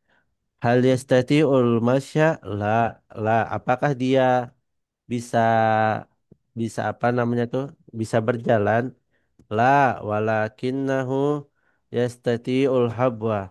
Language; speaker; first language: Indonesian; non-native, fluent; Banjar